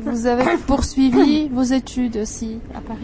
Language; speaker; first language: French; non-native, fluent; Czech